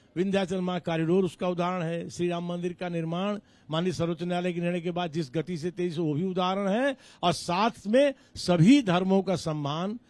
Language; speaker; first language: Hindi; native; Hindi